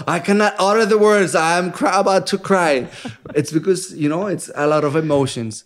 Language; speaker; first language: English; non-native, fluent; Spanish